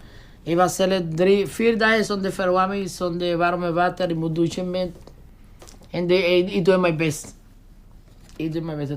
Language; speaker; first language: Dutch; non-native, learner; Spanish